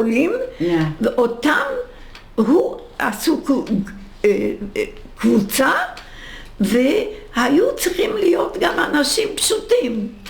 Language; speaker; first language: Hebrew; non-native, fluent; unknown